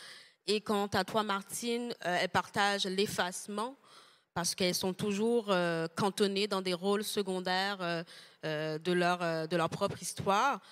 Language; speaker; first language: French; native; French